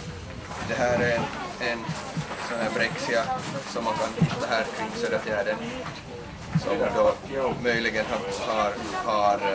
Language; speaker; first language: Swedish; native; Swedish